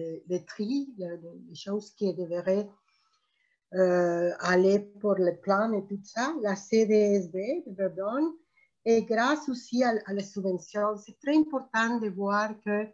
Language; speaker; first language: French; non-native, fluent; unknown